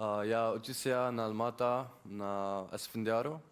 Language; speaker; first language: Russian; non-native, learner; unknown